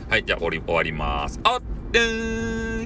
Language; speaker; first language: Japanese; native; Japanese